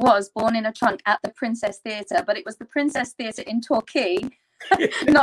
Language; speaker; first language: English; native; English